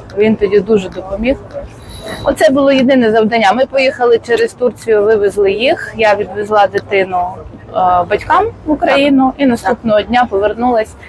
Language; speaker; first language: Ukrainian; non-native, local second language; Russian